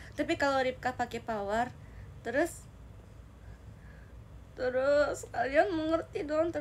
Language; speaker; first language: Indonesian; non-native, learner; Japanese